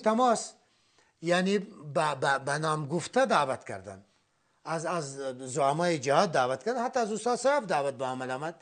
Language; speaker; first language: Persian; non-native, local second language; Pashto